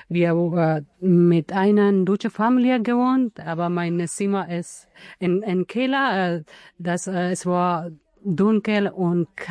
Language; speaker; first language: German; non-native, learner; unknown